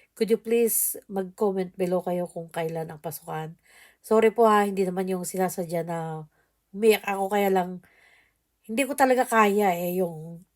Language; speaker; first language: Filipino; native; Filipino